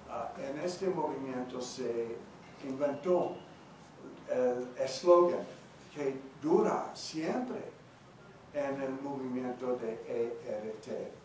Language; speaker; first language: Spanish; non-native, learner; English